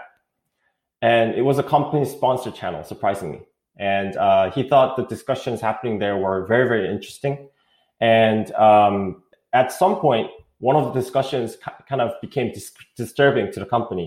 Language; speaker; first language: English; non-native, fluent; Korean